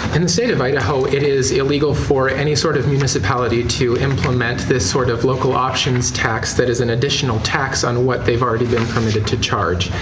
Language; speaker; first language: English; native; English